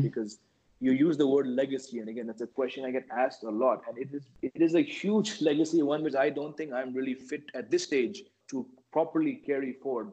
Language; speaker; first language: English; native; English